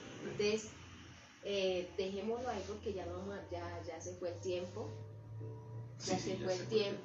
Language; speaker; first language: Spanish; native; Spanish